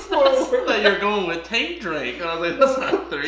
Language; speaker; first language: English; native; English